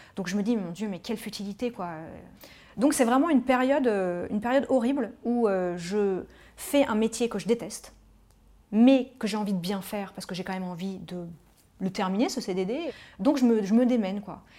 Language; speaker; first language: French; native; French